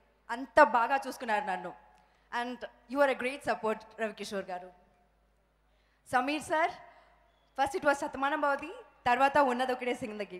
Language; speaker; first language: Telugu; non-native, local second language; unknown